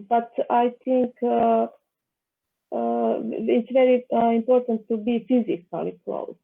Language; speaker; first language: English; non-native, learner; Serbian